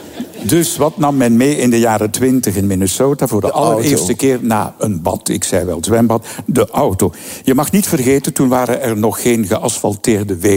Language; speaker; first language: Dutch; native; Dutch